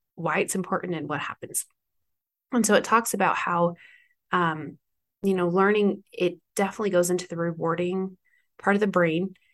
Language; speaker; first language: English; native; English